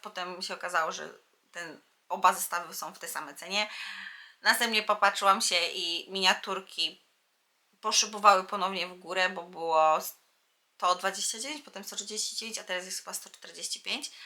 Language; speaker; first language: Polish; native; Polish